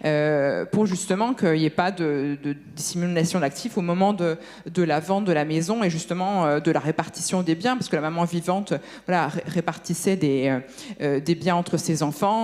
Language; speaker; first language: French; native; French